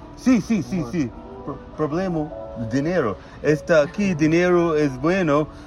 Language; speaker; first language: Spanish; non-native, learner; English